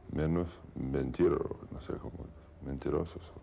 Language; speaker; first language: Spanish; non-native, learner; Lithuanian